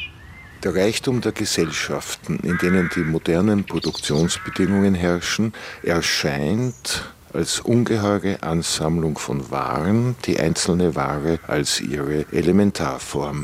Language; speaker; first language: German; native; German